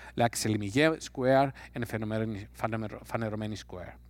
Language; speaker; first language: English; non-native, fluent; Greek